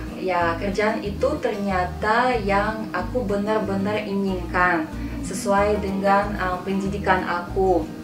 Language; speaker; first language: Indonesian; non-native, fluent; Russian